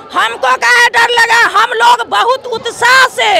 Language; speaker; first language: Hindi; native; Hindi